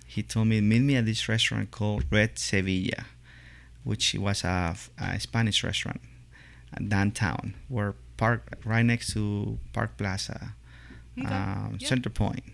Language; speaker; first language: English; non-native, fluent; Spanish